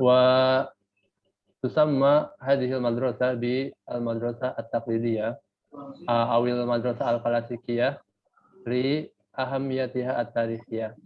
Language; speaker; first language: Arabic; non-native, learner; Indonesian